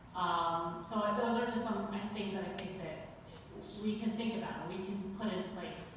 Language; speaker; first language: English; native; English